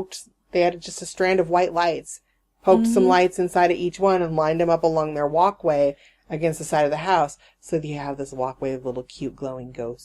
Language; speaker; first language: English; native; English